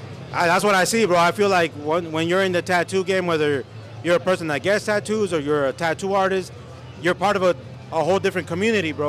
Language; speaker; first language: English; early bilingual, other home language; Spanish